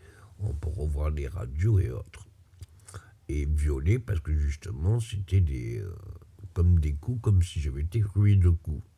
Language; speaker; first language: French; native; French